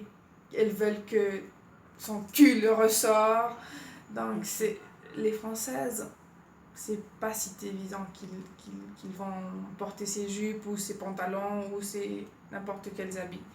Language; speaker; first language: French; non-native, fluent; Spanish